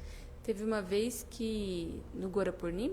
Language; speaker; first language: Portuguese; native; Portuguese